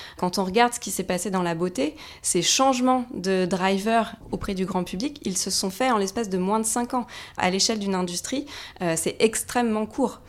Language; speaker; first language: French; native; French